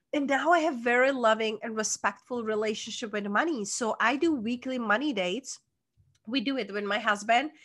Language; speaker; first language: English; non-native, fluent; Czech